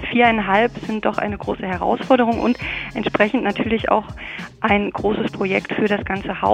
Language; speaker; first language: German; native; German